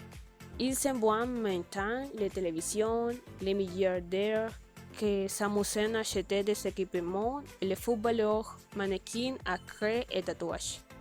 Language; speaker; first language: French; non-native, learner; Spanish